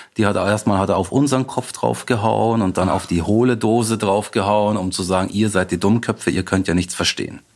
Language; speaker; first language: German; native; German